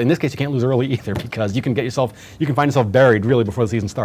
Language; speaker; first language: English; native; English